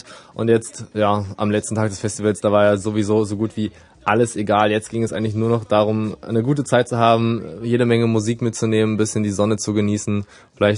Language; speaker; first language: German; native; German